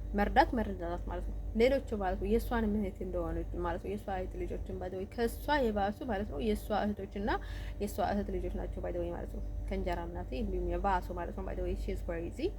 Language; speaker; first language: Amharic; native; Amharic